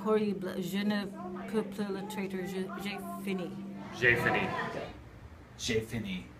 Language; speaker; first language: French; non-native, learner; English